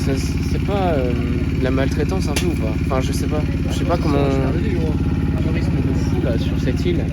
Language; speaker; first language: French; native; French